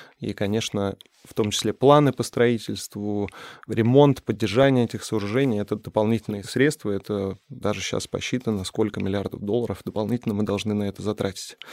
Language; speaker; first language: Russian; native; Russian